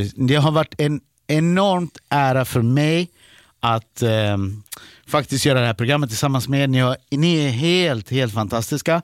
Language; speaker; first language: Swedish; native; Swedish